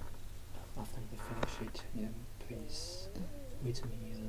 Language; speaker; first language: English; non-native, learner; Chinese